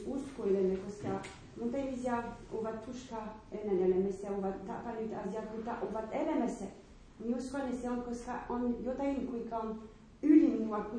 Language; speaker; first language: Finnish; non-native, learner; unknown